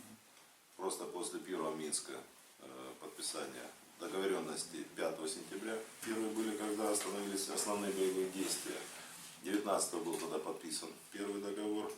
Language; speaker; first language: Russian; native; Russian